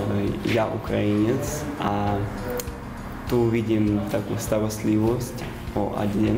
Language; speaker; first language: Slovak; non-native, learner; Ukrainian